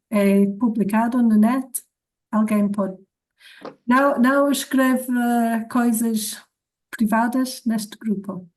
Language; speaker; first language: Portuguese; non-native, learner; English